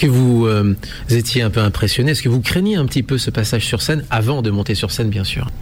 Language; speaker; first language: French; native; French